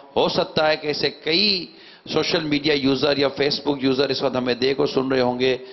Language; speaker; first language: Urdu; native; Urdu